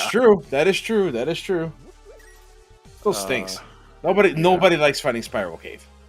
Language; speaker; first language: English; native; English